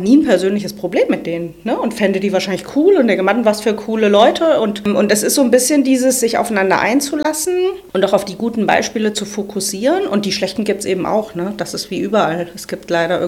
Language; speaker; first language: German; native; German